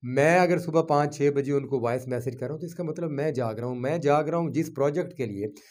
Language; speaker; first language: Urdu; non-native, local second language; Punjabi